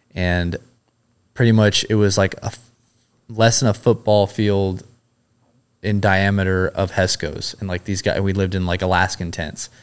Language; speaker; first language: English; native; English